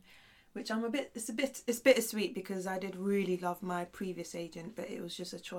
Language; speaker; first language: English; early bilingual, other home language; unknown